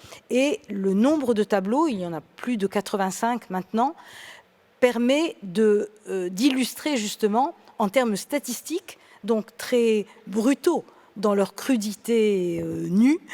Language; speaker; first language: French; native; French